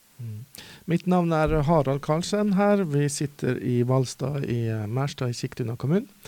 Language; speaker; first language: Swedish; native; Swedish